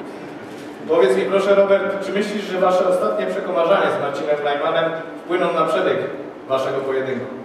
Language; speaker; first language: Polish; native; Polish